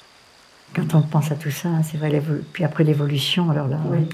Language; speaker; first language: French; native; French